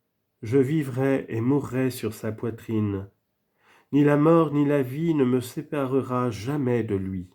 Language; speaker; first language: French; native; French